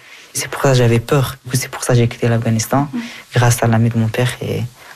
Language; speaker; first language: French; early bilingual, other home language; Persian